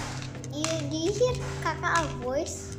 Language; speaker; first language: English; non-native, learner; Indonesian